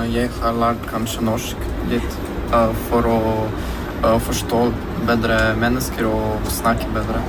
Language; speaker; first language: Norwegian; non-native, learner; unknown